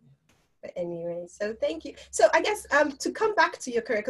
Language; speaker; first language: English; non-native, local second language; Yoruba